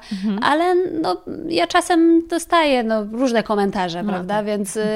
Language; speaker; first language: Polish; native; Polish